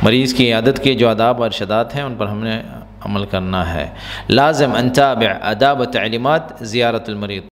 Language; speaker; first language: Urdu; non-native, local second language; Pashto